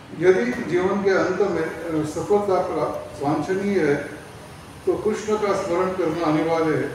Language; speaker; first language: Hindi; non-native, local second language; Marathi